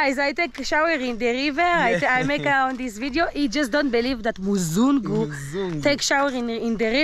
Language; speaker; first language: English; non-native, learner; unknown